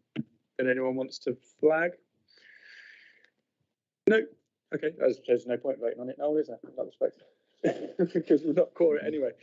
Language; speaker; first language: English; native; English